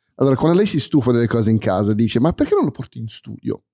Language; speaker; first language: Italian; non-native, fluent; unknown